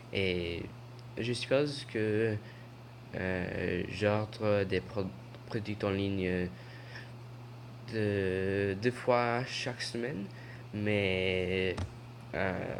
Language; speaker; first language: French; non-native, learner; English